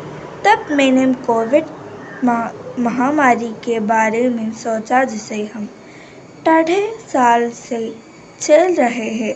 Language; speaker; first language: Hindi; non-native, local second language; Malayalam